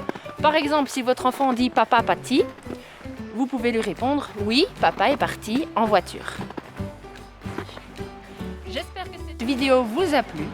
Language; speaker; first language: French; native; French